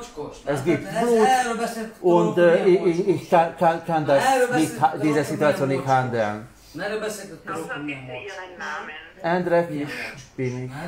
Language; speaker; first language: German; non-native, learner; Hungarian